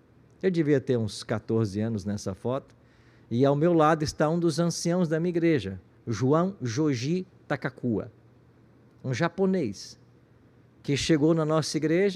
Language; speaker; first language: Portuguese; native; Portuguese